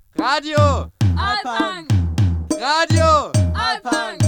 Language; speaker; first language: English; non-native, fluent; French